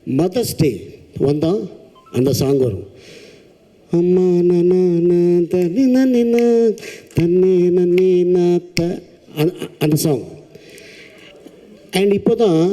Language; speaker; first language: Tamil; non-native, local second language; Telugu